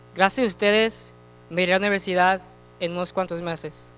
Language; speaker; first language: Spanish; early bilingual, heritage; Spanish